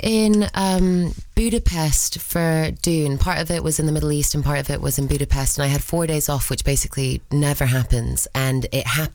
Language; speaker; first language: English; early bilingual, other home language; Spanish